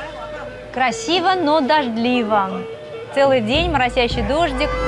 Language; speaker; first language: Russian; native; Russian